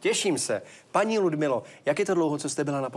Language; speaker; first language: Czech; native; Czech